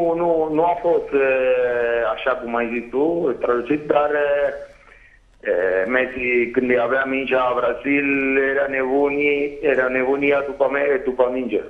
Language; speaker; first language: Romanian; non-native, fluent; Spanish